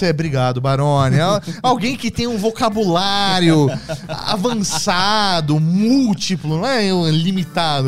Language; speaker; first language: Portuguese; native; Portuguese